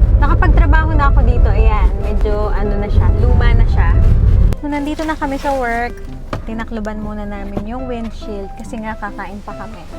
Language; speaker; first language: Filipino; native; Filipino